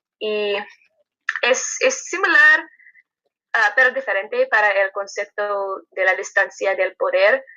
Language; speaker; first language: Spanish; non-native, learner; English